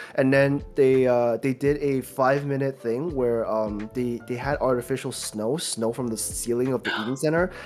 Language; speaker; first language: English; early bilingual, other home language; Chinese